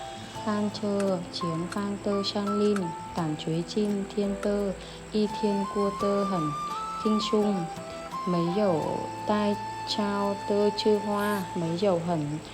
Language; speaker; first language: Chinese; non-native, learner; Vietnamese